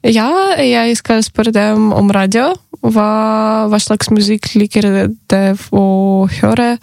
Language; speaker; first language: Norwegian; non-native, learner; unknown